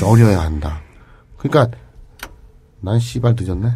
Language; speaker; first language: Korean; native; Korean